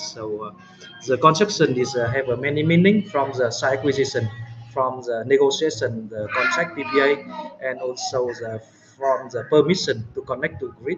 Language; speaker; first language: English; non-native, fluent; Vietnamese